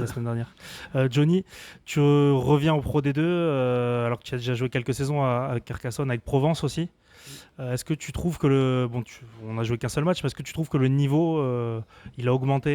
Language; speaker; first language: French; native; French